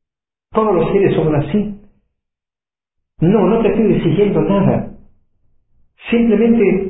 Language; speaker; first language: Spanish; native; Spanish